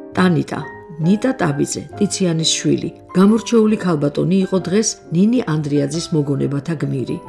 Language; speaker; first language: Georgian; native; Georgian